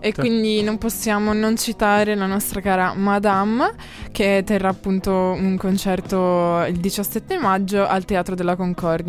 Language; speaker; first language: Italian; native; Italian